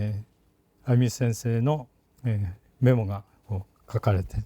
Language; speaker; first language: Japanese; native; Japanese